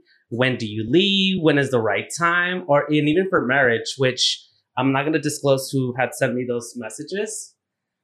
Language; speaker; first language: English; native; English